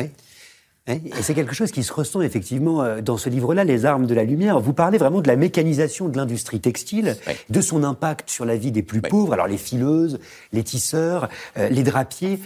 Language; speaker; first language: French; native; French